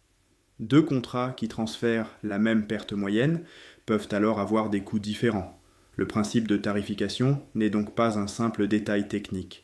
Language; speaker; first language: French; native; French